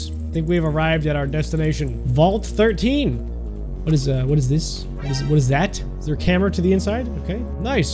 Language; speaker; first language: English; native; English